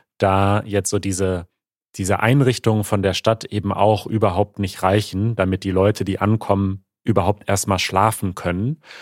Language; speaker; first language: German; native; German